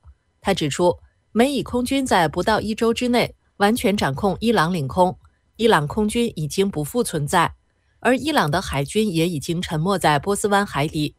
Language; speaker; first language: Chinese; native; Chinese